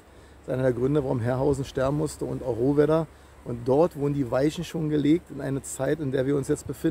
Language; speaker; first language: German; native; German